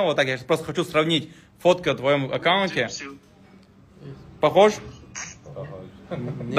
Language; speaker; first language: Russian; native; Russian